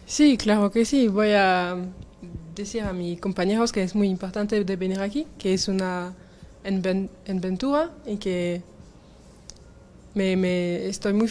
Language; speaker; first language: Spanish; non-native, learner; French